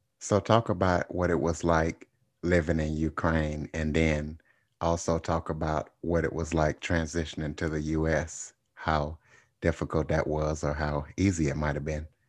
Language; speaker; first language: English; native; English